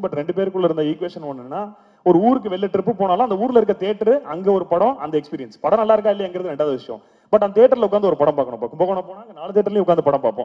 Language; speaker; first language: Tamil; native; Tamil